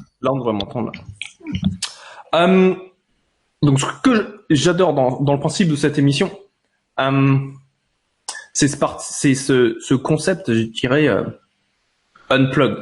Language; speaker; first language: French; native; French